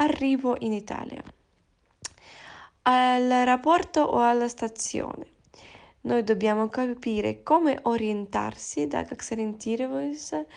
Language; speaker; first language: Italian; non-native, fluent; Russian